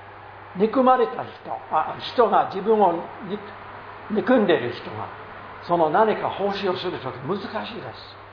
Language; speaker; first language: Japanese; non-native, fluent; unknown